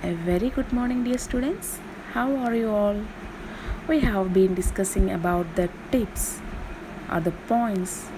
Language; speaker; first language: English; non-native, local second language; Malayalam